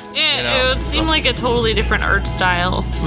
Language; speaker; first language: English; native; English